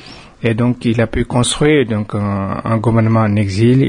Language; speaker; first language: French; non-native, fluent; Tibetan